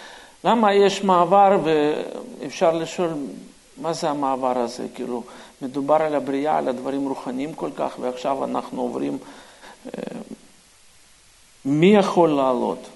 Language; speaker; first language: Hebrew; non-native, fluent; Russian